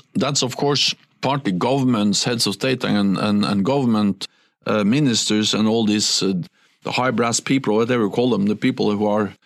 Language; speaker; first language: English; non-native, fluent; Norwegian